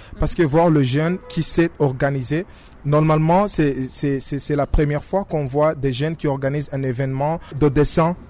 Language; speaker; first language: French; non-native, local second language; Rundi